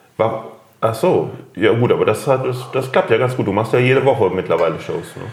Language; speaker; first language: German; native; German